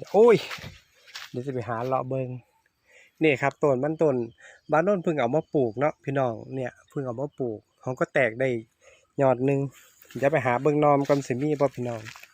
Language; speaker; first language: Thai; native; Thai